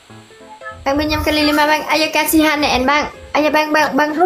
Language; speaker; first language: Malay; non-native, learner; Vietnamese